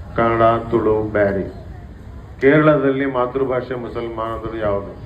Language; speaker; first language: Kannada; non-native, local second language; Urdu